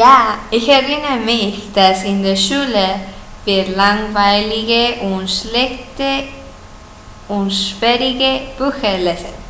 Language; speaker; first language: German; non-native, learner; Spanish